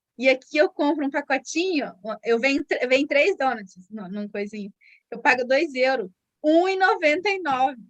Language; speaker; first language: Portuguese; native; Portuguese